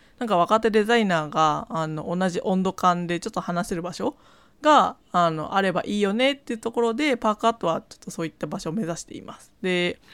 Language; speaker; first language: Japanese; non-native, fluent; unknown